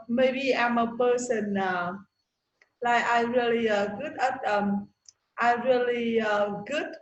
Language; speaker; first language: English; non-native, learner; Vietnamese